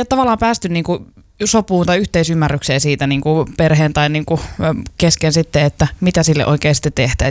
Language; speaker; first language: Finnish; native; Finnish